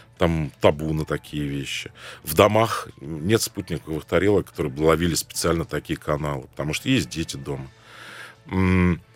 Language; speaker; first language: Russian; non-native, fluent; Arabic